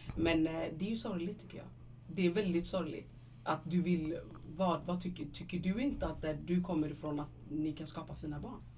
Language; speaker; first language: Swedish; early bilingual, other home language; Somali